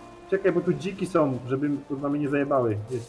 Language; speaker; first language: Polish; native; Polish